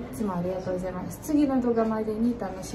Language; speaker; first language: Japanese; non-native, fluent; Romanian